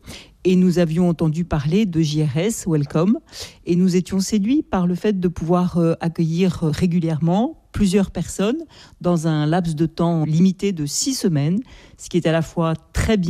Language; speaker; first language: French; native; French